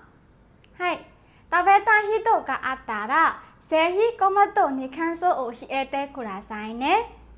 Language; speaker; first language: Japanese; non-native, learner; Burmese